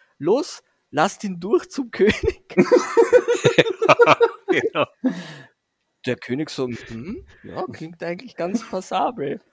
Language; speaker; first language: German; native; German